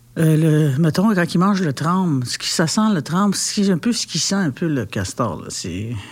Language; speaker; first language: French; non-native, local second language; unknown